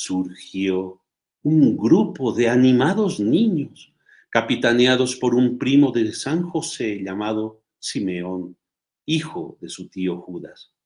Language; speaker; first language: Spanish; native; Spanish